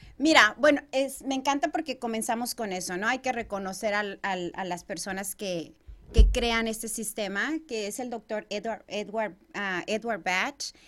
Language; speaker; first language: Spanish; native; Spanish